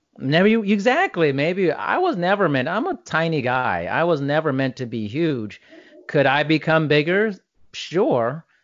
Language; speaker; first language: English; native; English